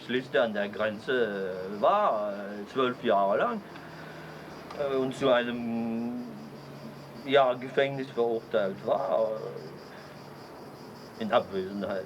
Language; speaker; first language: German; non-native, fluent; French